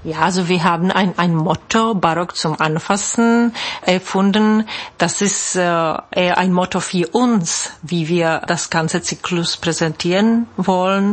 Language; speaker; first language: German; non-native, fluent; Czech